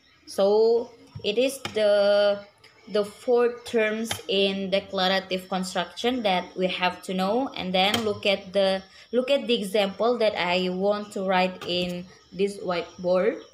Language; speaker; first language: English; non-native, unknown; Indonesian